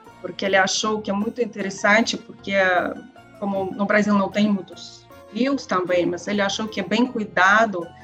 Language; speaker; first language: Portuguese; non-native, learner; Russian